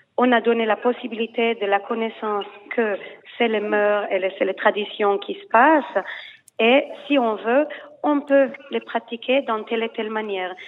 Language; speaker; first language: French; non-native, fluent; Hebrew